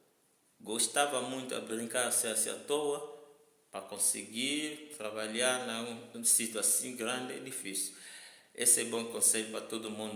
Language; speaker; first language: Portuguese; non-native, learner; Lingala